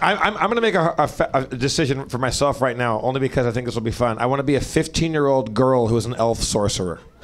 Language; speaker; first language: English; native; English